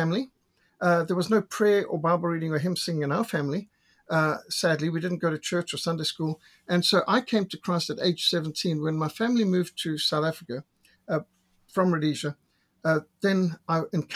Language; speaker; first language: English; native; English